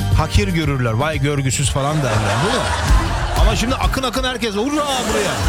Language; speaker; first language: Turkish; early bilingual, heritage; Turkish